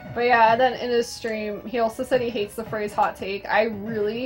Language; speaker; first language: English; native; English